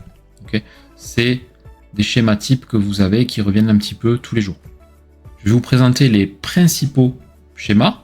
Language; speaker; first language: French; native; French